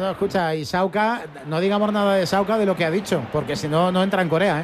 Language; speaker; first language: Spanish; native; Spanish